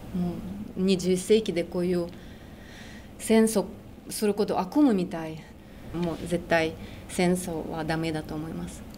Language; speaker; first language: Japanese; non-native, fluent; Russian